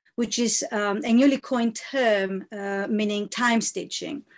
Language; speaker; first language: English; non-native, fluent; Greek